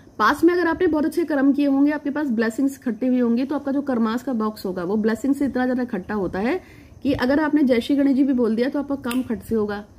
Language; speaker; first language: Hindi; native; Hindi